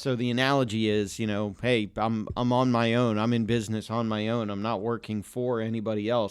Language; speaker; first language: English; native; English